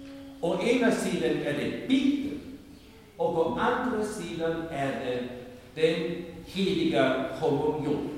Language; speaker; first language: Swedish; non-native, fluent; German